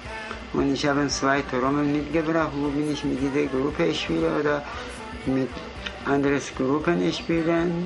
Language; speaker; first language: German; non-native, fluent; Kurdish